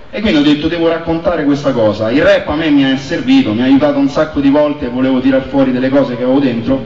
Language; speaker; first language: Italian; native; Italian